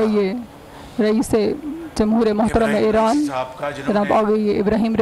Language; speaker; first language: Persian; non-native, learner; Urdu